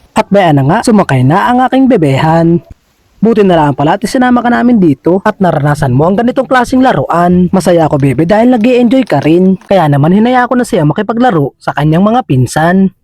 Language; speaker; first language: Filipino; native; Filipino